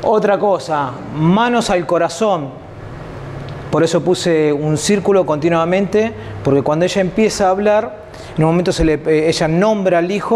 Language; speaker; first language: Spanish; native; Spanish